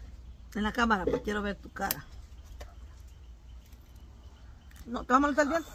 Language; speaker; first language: Spanish; native; Spanish